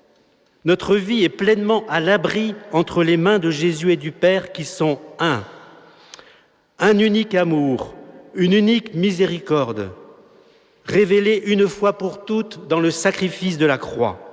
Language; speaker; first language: French; native; French